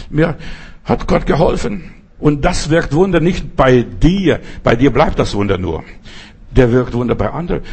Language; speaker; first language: German; non-native, fluent; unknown